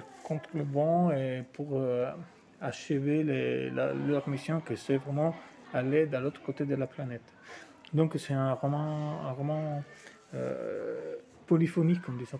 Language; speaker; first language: French; non-native, fluent; Italian